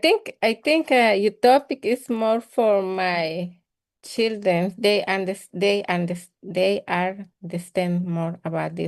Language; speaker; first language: English; non-native, learner; Spanish